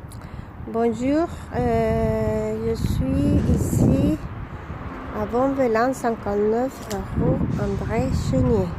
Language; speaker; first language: French; non-native, learner; Spanish